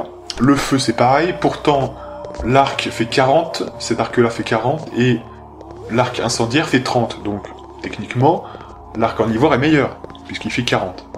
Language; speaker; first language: French; native; French